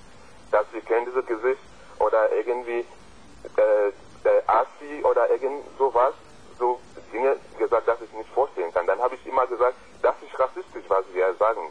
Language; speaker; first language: German; non-native, fluent; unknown